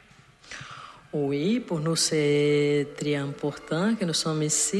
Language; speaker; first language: French; non-native, learner; Portuguese